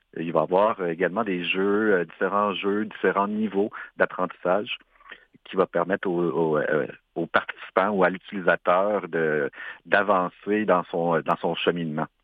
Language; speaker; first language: French; native; French